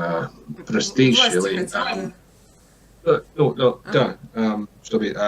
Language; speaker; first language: Russian; non-native, learner; English